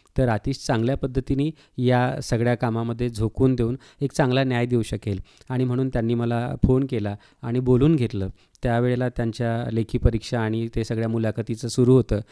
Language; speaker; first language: Marathi; native; Marathi